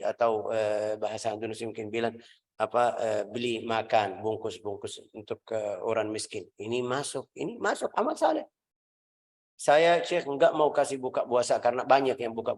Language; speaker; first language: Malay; non-native, fluent; Arabic